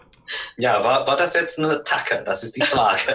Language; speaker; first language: German; non-native, learner; English